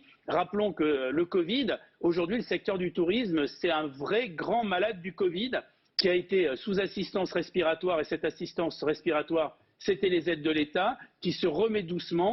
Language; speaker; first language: French; native; French